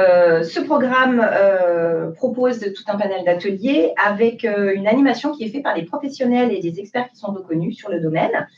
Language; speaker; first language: French; native; French